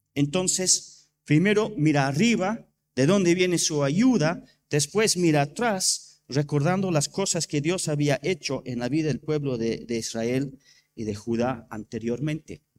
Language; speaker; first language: Spanish; non-native, fluent; English